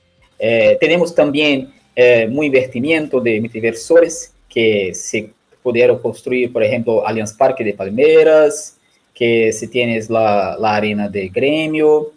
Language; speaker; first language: Spanish; non-native, learner; Portuguese